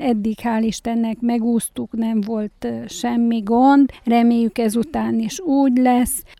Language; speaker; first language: Hungarian; native; Hungarian